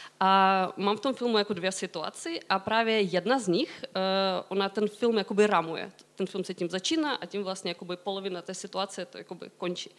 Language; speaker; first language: Czech; non-native, fluent; Ukrainian